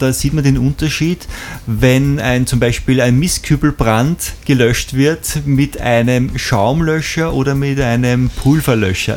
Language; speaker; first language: German; native; German